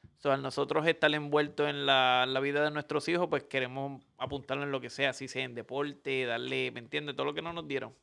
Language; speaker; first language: Spanish; native; Spanish